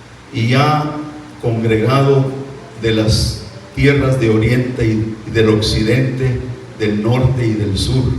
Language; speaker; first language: Spanish; native; Spanish